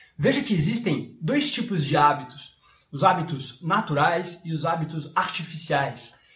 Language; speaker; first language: Portuguese; non-native, fluent; French